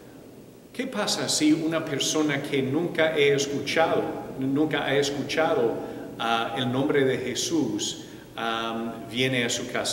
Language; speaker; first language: Spanish; non-native, fluent; English